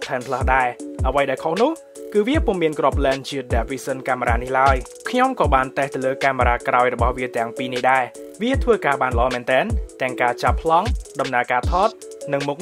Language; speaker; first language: Khmer; native; Khmer